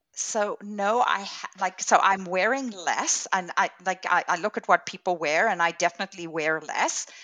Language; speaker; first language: English; native; English